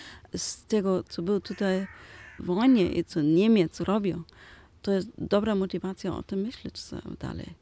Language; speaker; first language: Polish; non-native, learner; German